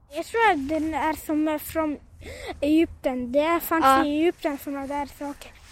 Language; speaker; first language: Swedish; non-native, local second language; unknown